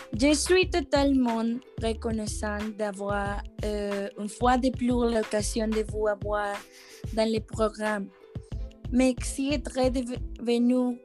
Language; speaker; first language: French; non-native, learner; Spanish